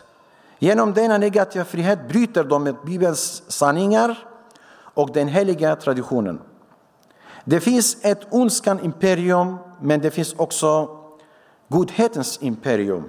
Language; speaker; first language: Swedish; non-native, fluent; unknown